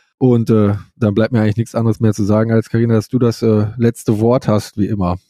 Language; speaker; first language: German; native; German